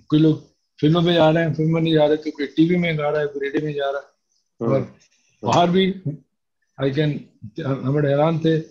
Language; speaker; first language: Hindi; native; Hindi